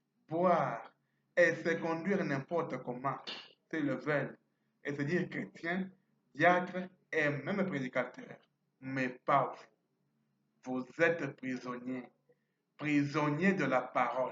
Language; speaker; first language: French; non-native, fluent; Portuguese